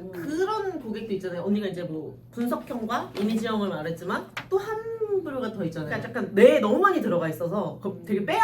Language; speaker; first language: Korean; native; Korean